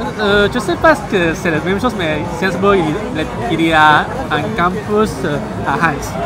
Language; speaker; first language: French; non-native, fluent; Cantonese